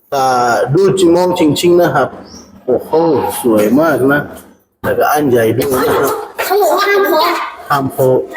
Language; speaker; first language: Thai; native; Thai